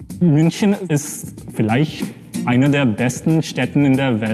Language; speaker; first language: German; non-native, fluent; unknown